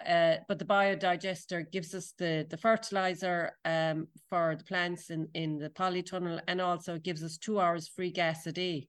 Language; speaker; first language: English; native; English